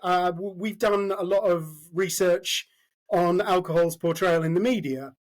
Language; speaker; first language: English; native; English